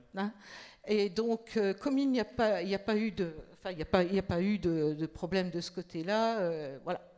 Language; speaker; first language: French; native; French